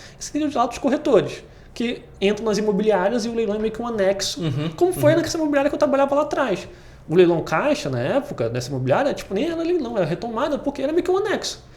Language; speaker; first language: Portuguese; native; Portuguese